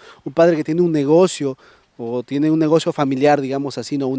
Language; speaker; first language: Spanish; native; Spanish